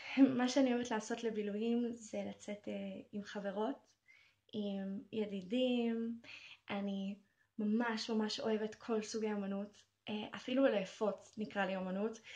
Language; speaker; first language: Hebrew; non-native, local second language; English